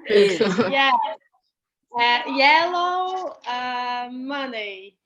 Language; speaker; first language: English; non-native, learner; Portuguese